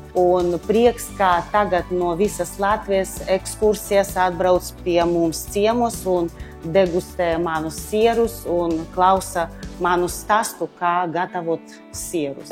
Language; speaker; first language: Latvian; non-native, local second language; Russian